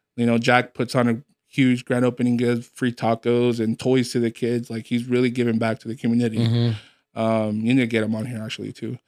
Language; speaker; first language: English; native; English